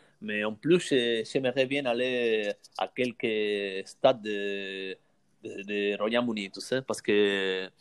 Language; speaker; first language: French; non-native, learner; Spanish